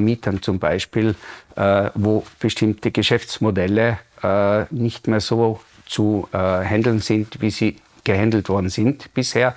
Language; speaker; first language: German; native; German